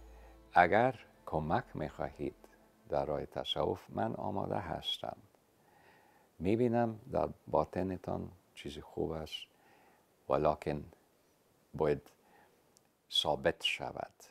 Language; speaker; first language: Persian; non-native, fluent; English